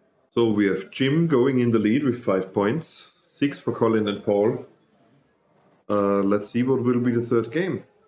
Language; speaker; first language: English; non-native, fluent; German